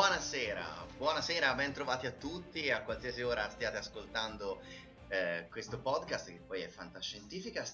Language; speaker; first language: Italian; native; Italian